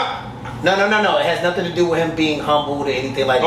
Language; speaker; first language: English; native; English